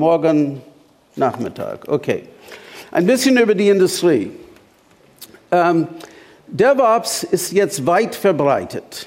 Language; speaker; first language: German; non-native, fluent; English